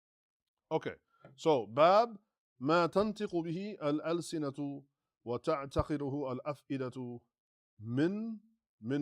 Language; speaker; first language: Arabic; non-native, fluent; English